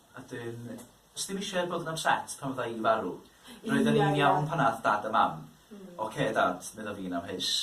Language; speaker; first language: Welsh; native; Welsh